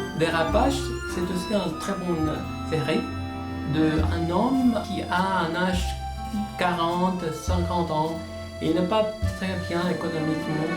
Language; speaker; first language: French; non-native, learner; Spanish